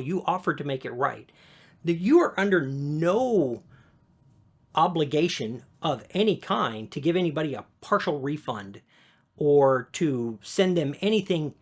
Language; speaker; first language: English; native; English